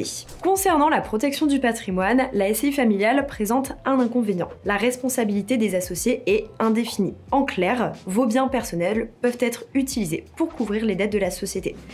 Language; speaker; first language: French; native; French